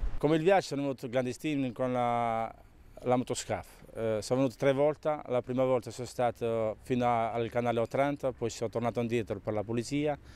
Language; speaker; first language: Italian; non-native, learner; Albanian